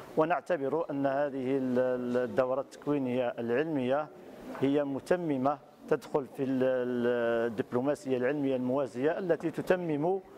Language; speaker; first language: Arabic; native; Arabic